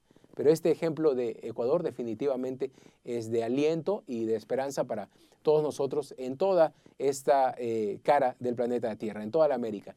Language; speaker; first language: Spanish; native; Spanish